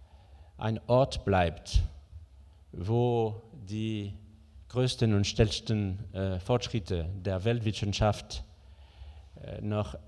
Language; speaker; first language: German; non-native, fluent; French